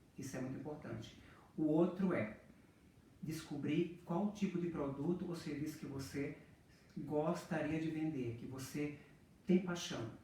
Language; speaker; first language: Portuguese; native; Portuguese